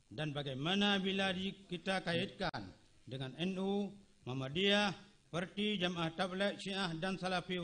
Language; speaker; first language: Indonesian; native; Indonesian